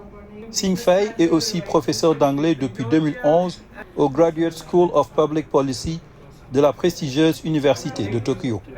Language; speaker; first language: French; native; French